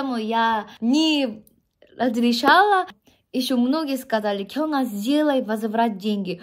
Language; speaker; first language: Russian; non-native, fluent; Korean